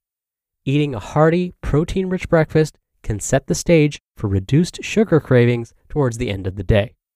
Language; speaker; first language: English; native; English